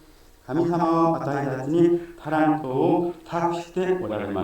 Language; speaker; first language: Japanese; non-native, fluent; Korean